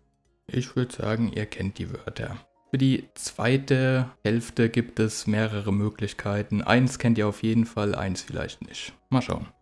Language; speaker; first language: German; native; German